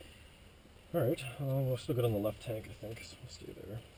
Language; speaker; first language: English; native; English